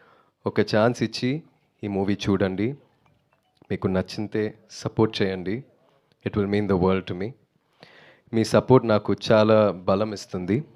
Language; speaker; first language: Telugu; non-native, local second language; Tamil